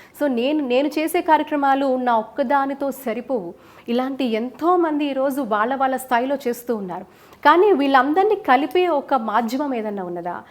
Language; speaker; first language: Telugu; native; Telugu